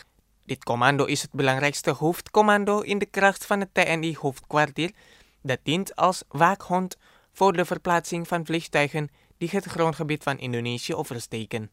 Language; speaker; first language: Dutch; non-native, fluent; Indonesian